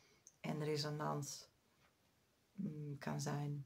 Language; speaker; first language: Dutch; non-native, fluent; Russian